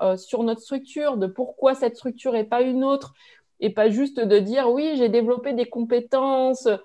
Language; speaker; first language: French; native; French